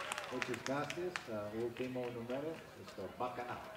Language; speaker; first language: Spanish; non-native, learner; English